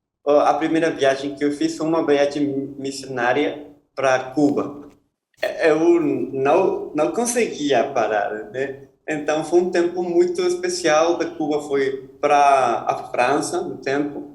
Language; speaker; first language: Portuguese; non-native, fluent; Spanish